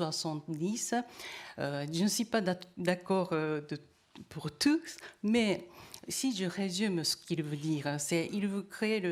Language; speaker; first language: French; non-native, learner; Japanese